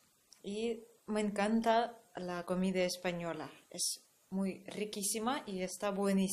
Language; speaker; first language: Spanish; non-native, learner; Russian